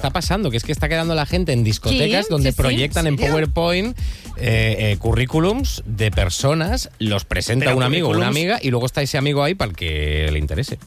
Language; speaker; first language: Spanish; native; Spanish